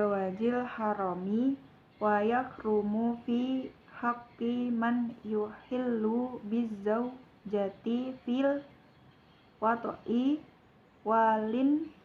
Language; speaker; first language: Arabic; non-native, learner; Indonesian